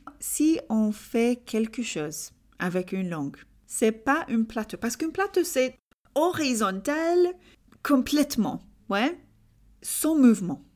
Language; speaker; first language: French; non-native, learner; English